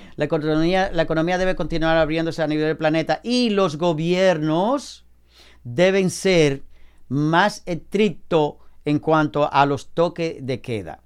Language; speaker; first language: Spanish; native; Spanish